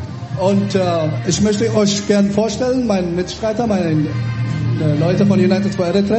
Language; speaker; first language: German; early bilingual, other home language; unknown